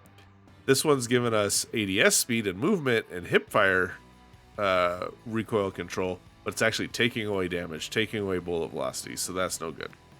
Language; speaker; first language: English; native; English